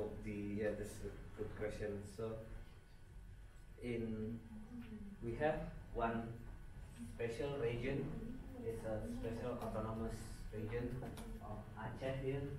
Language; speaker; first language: English; non-native, fluent; Indonesian